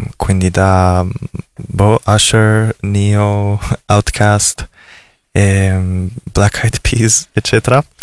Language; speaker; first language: Italian; native; Italian